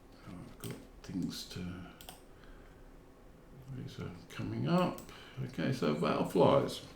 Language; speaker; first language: English; native; English